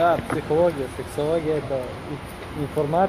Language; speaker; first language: Russian; non-native, learner; Bulgarian